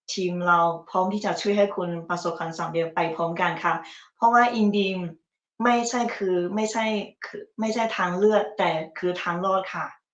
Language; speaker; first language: Thai; early bilingual, other home language; Chinese